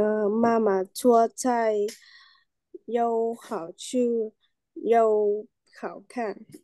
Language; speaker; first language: Chinese; non-native, learner; Vietnamese